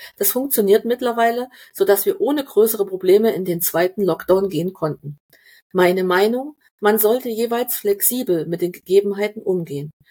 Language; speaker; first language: German; native; German